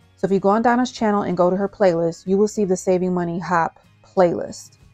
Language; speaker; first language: English; native; English